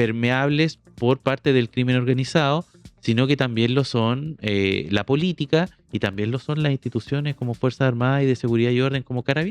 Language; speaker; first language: Spanish; native; Spanish